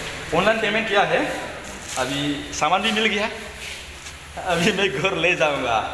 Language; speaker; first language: Hindi; non-native, local second language; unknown